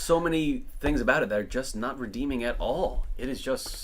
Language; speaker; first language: English; native; English